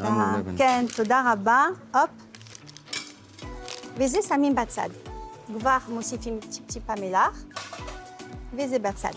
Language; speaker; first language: Hebrew; non-native, fluent; French